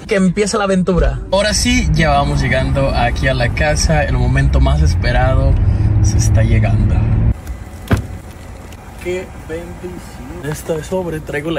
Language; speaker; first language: Spanish; native; Spanish